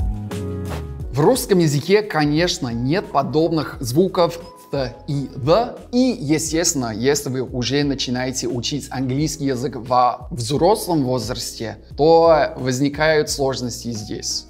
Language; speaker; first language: Russian; non-native, fluent; English